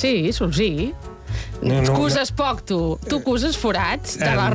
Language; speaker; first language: Catalan; native; Catalan